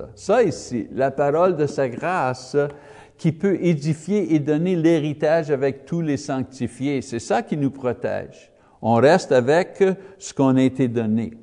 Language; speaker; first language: French; non-native, fluent; English